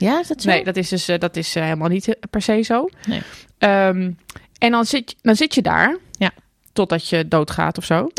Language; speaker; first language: Dutch; native; Dutch